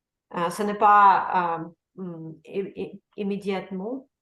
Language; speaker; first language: French; non-native, learner; Russian